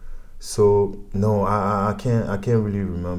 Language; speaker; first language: English; non-native, fluent; French